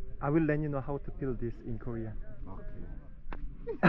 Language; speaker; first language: English; non-native, learner; Korean